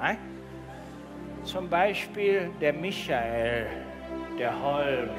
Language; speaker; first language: German; native; German